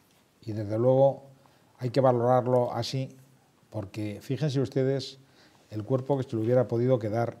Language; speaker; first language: Spanish; native; Spanish